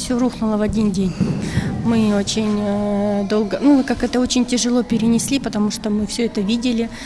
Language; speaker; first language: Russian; native; Russian